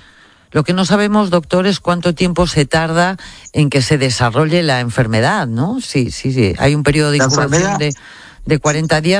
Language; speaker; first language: Spanish; native; Spanish